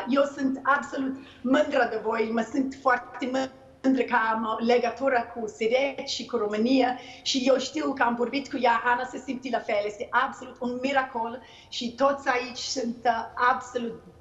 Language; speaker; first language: Romanian; non-native, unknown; English